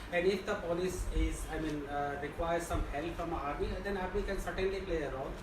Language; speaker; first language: English; non-native, local second language; Gujarati